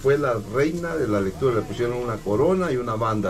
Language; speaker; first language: Spanish; native; Spanish